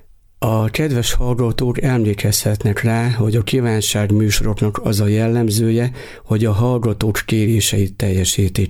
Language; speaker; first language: Hungarian; native; Hungarian